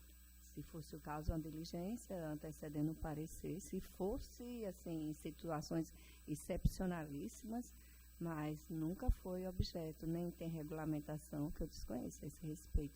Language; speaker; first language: Portuguese; native; Portuguese